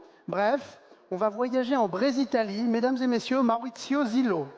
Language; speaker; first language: French; native; French